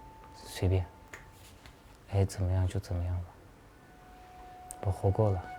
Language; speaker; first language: Chinese; non-native, local second language; Uyghur